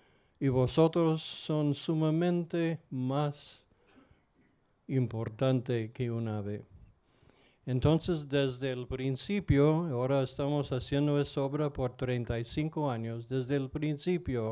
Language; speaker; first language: Spanish; non-native, fluent; English